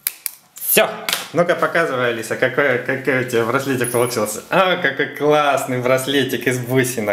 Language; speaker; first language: Russian; native; Russian